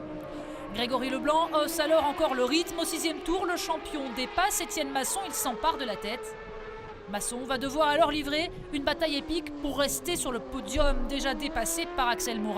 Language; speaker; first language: French; native; French